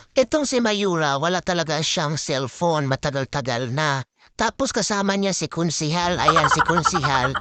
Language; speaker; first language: Filipino; native; Filipino